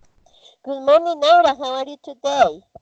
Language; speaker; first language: English; non-native, learner; Spanish